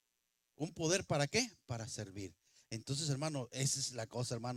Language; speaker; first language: Spanish; native; Spanish